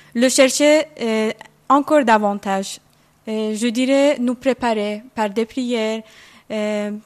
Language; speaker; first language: French; non-native, fluent; Persian